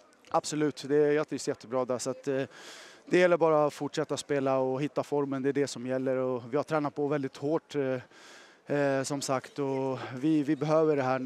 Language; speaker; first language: Swedish; native; Swedish